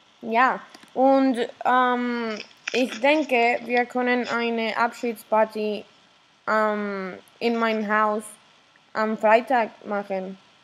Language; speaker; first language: German; non-native, learner; Spanish